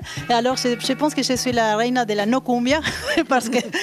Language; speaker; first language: French; non-native, fluent; Spanish